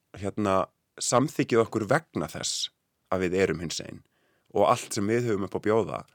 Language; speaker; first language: Icelandic; native; Icelandic